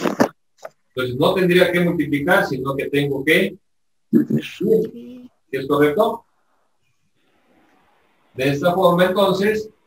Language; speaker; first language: Spanish; native; Spanish